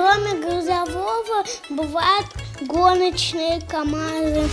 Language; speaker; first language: Russian; native; Russian